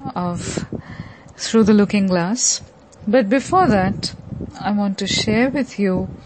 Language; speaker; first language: English; non-native, local second language; Bangla